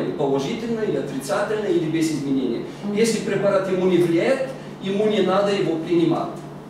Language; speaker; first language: Russian; non-native, fluent; Bulgarian